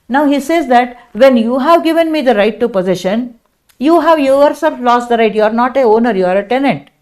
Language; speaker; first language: English; non-native, local second language; Kannada